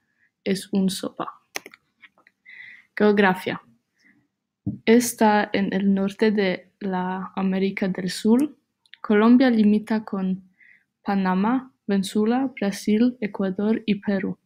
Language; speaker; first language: Spanish; non-native, learner; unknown